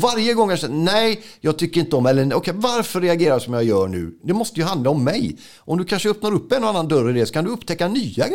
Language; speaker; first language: Swedish; native; Swedish